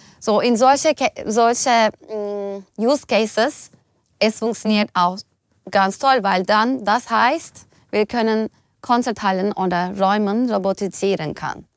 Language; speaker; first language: German; non-native, fluent; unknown